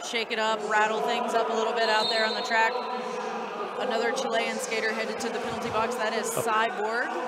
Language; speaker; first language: English; native; English